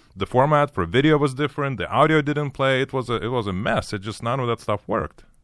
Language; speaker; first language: English; early bilingual, other home language; Ukrainian